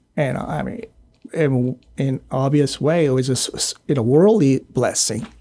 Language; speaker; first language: English; non-native, fluent; Korean